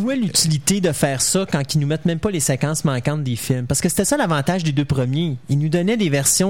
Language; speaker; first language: French; native; French